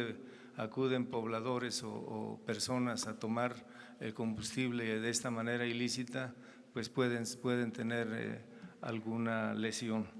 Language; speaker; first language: Spanish; native; Spanish